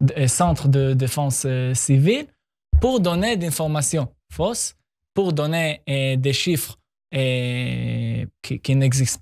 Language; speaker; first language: French; non-native, fluent; Hebrew